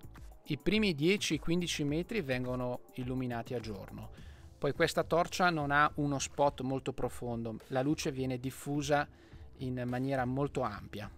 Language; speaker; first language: Italian; native; Italian